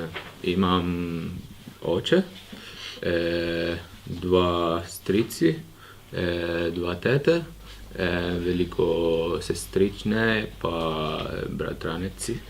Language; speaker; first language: Slovenian; non-native, learner; Italian